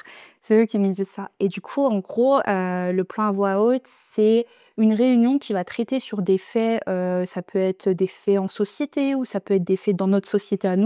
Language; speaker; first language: French; native; French